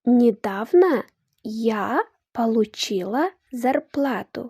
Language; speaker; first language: Russian; non-native, fluent; Uzbek